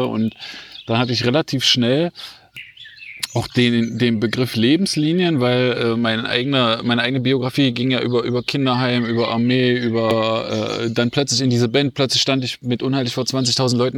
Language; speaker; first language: German; native; German